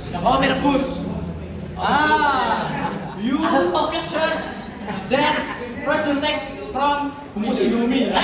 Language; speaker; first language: English; non-native, learner; Indonesian